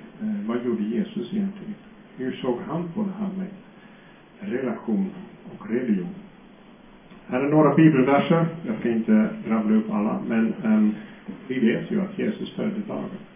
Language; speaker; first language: Swedish; non-native, fluent; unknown